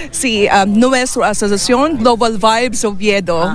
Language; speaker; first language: Spanish; non-native, learner; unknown